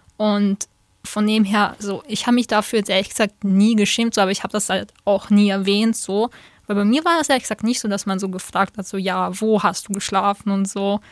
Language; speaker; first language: German; early bilingual, other home language; Bosnian